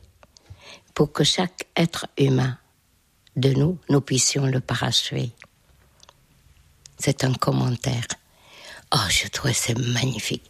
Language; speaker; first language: French; non-native, fluent; Hungarian